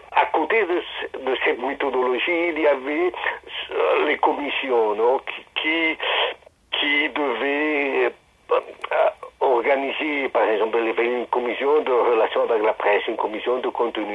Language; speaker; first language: French; non-native, fluent; Spanish